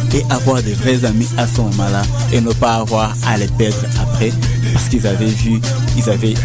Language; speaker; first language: French; non-native, local second language; Kinyarwanda